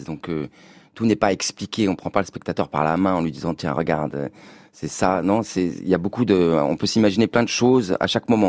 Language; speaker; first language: French; native; French